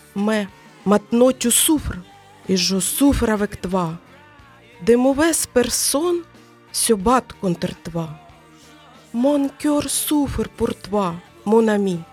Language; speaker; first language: French; non-native, learner; Ukrainian